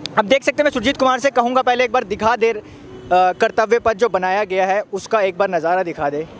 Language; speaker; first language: Hindi; native; Hindi